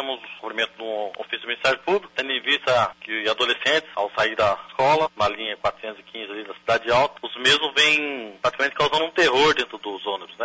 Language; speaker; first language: Portuguese; native; Portuguese